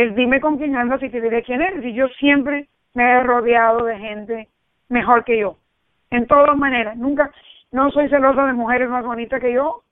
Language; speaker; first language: Spanish; early bilingual, heritage; Spanish